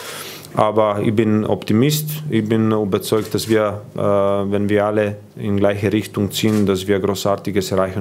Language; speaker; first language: German; non-native, fluent; Croatian